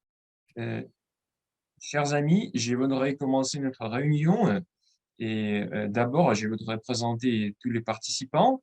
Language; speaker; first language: French; non-native, fluent; Russian